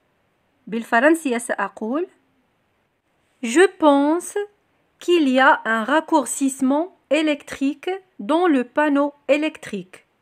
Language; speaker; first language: French; non-native, local second language; Arabic